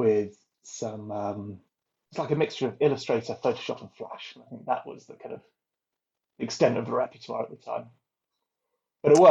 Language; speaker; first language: English; native; English